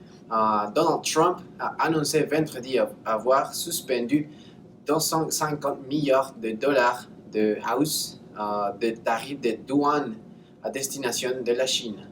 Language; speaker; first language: French; non-native, learner; English